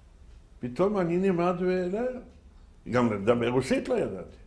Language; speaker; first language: Hebrew; non-native, fluent; Yiddish